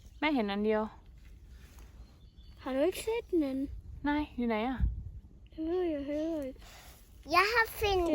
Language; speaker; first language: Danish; non-native, fluent; Thai